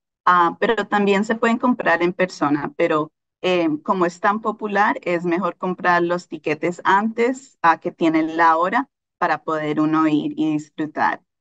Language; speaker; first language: Spanish; early bilingual, heritage; Spanish